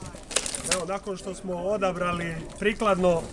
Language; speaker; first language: Croatian; native; Croatian